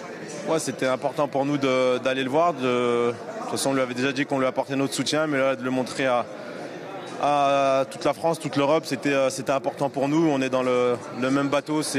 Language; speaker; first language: French; native; French